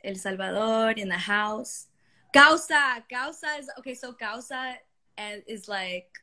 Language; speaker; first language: English; early bilingual, other home language; Spanish